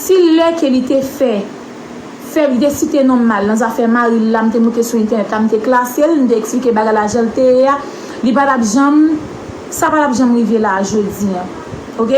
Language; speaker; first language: French; non-native, local second language; Haitian Creole